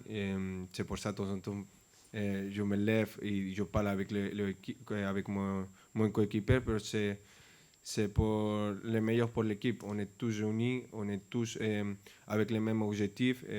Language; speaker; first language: French; non-native, fluent; Spanish